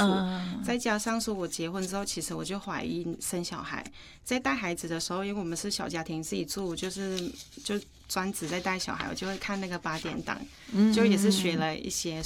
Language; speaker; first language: Chinese; non-native, fluent; Akha